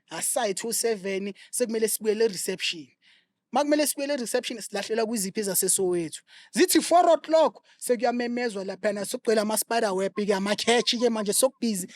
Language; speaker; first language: Zulu; non-native, local second language; Southern Sotho